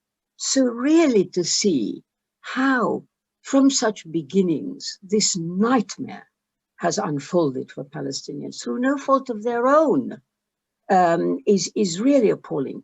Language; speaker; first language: English; early bilingual, other home language; Arabic